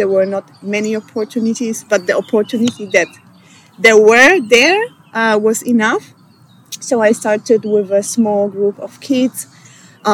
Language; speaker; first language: English; non-native, fluent; Polish